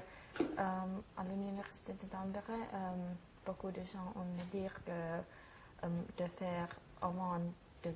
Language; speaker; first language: French; non-native, learner; Finnish